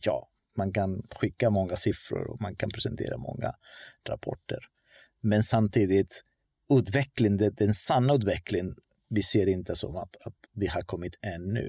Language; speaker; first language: Swedish; non-native, fluent; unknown